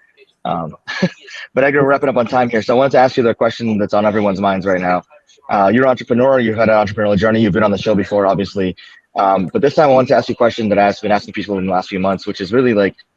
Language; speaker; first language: English; native; English